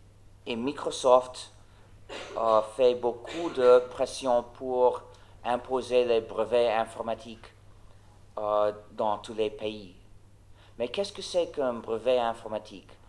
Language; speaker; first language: French; non-native, fluent; English